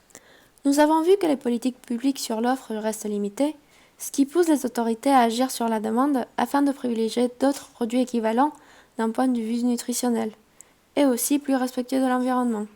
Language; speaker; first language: French; non-native, fluent; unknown